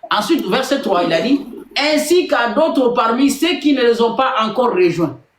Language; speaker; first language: French; non-native, local second language; Bambara